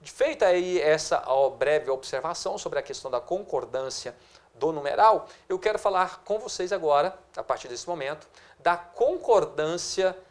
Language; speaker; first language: Portuguese; native; Portuguese